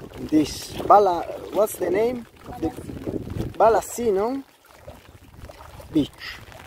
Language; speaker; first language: English; non-native, learner; Italian